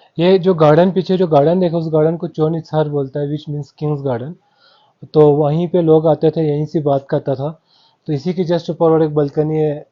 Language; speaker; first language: Hindi; non-native, local second language; Balti